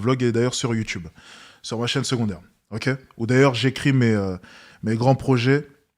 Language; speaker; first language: French; native; French